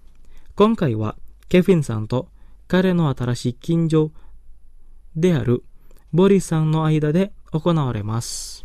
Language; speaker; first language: Japanese; non-native, fluent; Indonesian